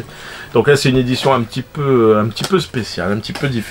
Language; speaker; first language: French; native; French